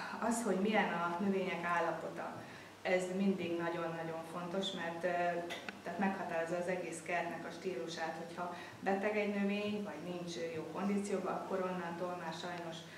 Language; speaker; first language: Hungarian; native; Hungarian